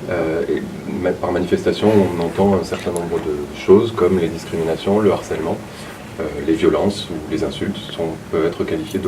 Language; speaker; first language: French; native; French